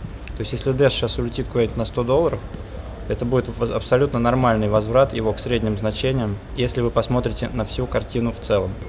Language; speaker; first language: Russian; native; Russian